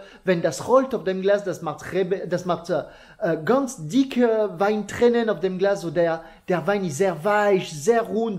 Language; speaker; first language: German; non-native, learner; French